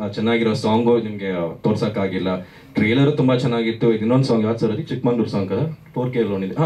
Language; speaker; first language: Kannada; native; Kannada